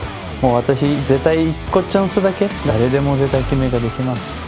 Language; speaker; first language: Japanese; non-native, learner; Portuguese